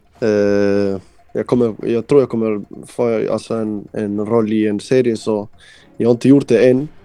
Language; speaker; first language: Swedish; early bilingual, other home language; Albanian